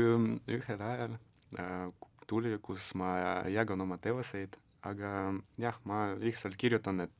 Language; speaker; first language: Estonian; non-native, local second language; Russian